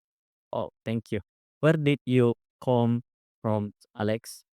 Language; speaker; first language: English; non-native, learner; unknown